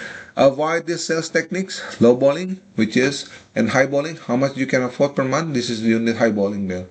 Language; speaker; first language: English; non-native, fluent; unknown